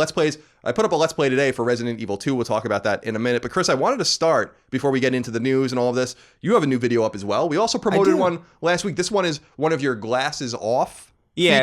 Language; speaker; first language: English; native; English